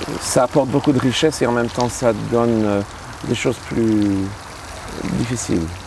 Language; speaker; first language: French; early bilingual, other home language; English